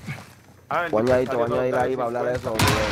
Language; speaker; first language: Spanish; native; Spanish